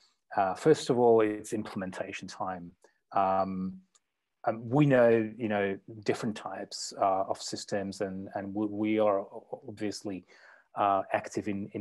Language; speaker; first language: English; non-native, fluent; Czech